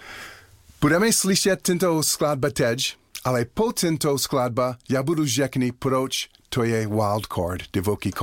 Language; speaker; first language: Czech; non-native, learner; English